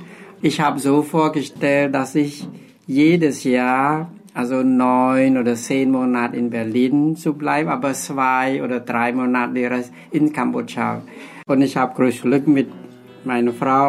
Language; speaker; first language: German; non-native, learner; Khmer